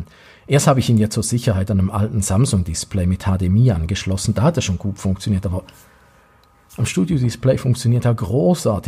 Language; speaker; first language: German; native; German